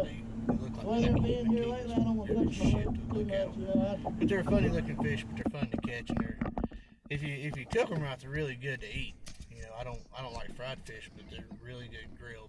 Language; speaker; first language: English; native; English